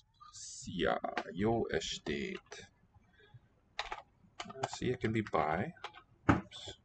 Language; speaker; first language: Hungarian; non-native, learner; English